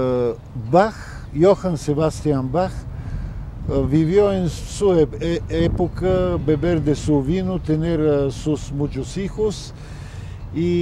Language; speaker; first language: Spanish; non-native, fluent; Bulgarian